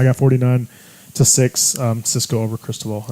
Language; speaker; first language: English; native; English